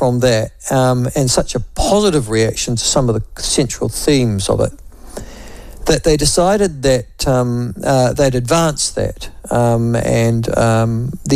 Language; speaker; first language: English; native; English